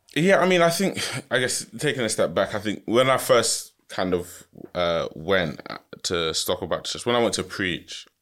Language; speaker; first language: English; early bilingual, other home language; Yoruba